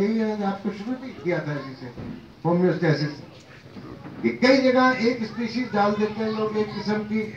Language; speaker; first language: Hindi; native; Hindi